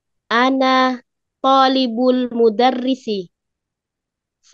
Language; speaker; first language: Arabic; non-native, learner; Indonesian